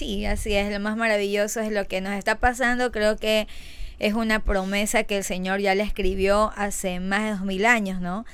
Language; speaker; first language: Spanish; native; Spanish